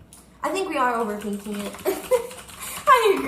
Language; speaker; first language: English; native; English